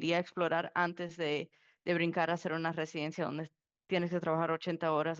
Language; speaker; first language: Spanish; early bilingual, heritage; Spanish